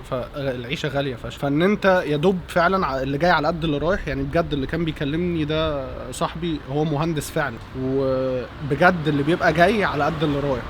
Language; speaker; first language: Egyptian Arabic; native; Egyptian Arabic